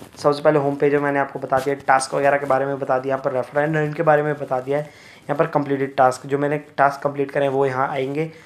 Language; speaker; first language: Hindi; native; Hindi